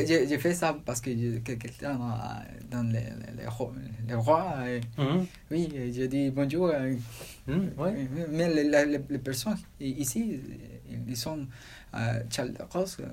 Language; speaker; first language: French; non-native, learner; Spanish